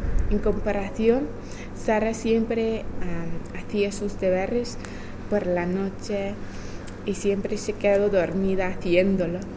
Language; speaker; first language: Spanish; non-native, learner; English